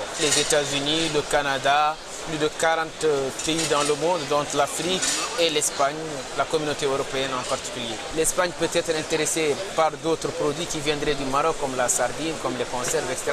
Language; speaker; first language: French; non-native, local second language; Arabic